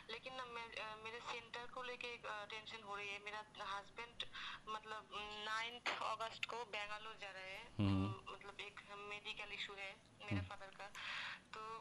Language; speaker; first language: Hindi; non-native, local second language; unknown